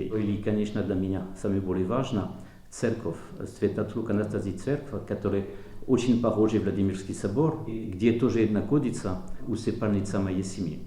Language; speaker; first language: Russian; non-native, learner; French